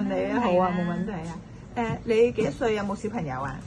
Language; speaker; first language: Cantonese; native; Cantonese